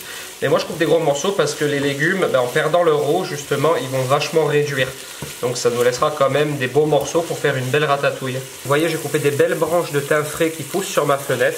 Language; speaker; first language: French; native; French